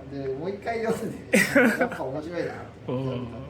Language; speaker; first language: Japanese; native; Japanese